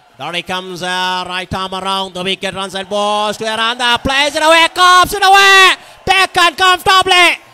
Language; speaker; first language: English; non-native, local second language; Sinhala